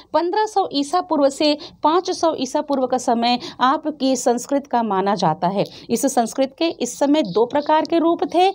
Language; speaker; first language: Hindi; native; Hindi